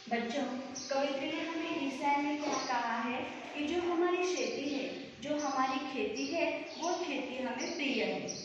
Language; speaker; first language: Hindi; non-native, local second language; Marathi